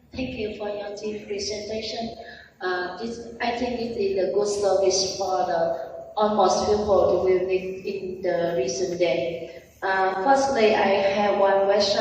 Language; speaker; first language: English; non-native, learner; Vietnamese